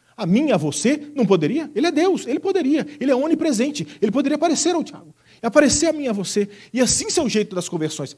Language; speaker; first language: Portuguese; native; Portuguese